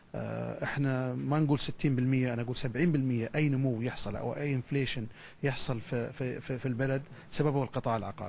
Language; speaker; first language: Arabic; native; Arabic